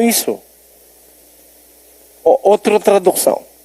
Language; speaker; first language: Portuguese; non-native, learner; Filipino